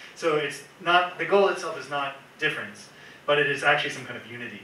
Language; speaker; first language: English; native; English